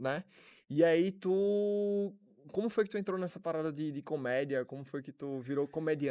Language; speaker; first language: Portuguese; native; Portuguese